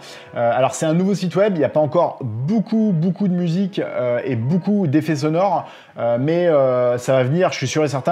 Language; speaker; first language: French; native; French